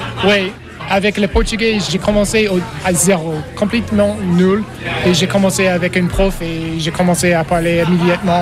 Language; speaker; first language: French; non-native, learner; English